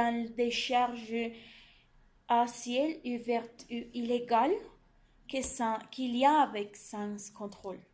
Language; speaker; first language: French; non-native, learner; Spanish